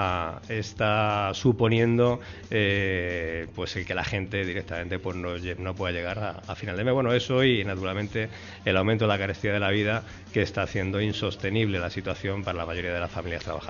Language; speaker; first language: Spanish; native; Spanish